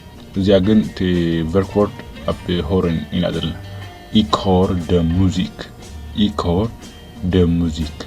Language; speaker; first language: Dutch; non-native, fluent; Tigrinya